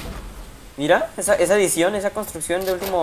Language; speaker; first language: Spanish; native; Spanish